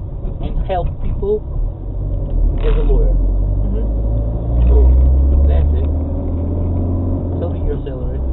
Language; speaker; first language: English; non-native, fluent; Russian